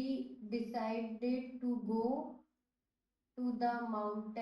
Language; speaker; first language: English; non-native, learner; Hindi